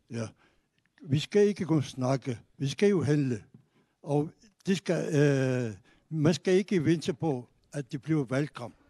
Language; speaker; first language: Danish; non-native, local second language; Kalaallisut